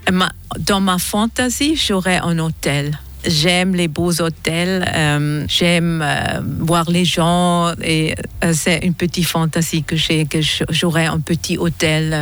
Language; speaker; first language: French; non-native, fluent; German